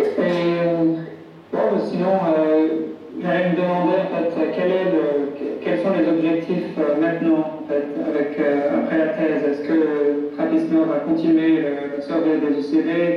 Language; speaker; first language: French; native; French